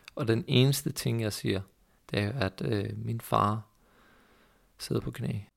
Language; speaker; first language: Danish; early bilingual, other home language; Persian